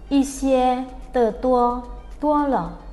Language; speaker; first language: Chinese; non-native, fluent; Indonesian